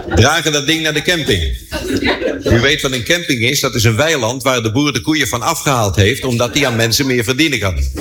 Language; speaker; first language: Dutch; native; Dutch